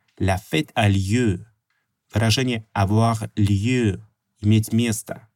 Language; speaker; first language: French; non-native, learner; Russian